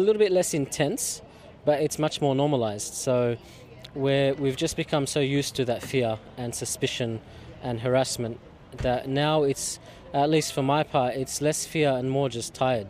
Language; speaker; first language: English; native; English